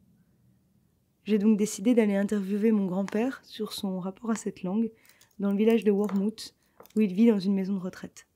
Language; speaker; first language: French; native; French